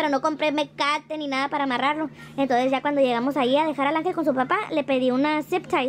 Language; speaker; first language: Spanish; native; Spanish